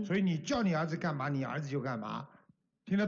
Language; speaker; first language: Chinese; native; Chinese